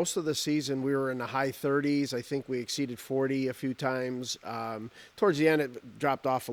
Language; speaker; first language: English; native; English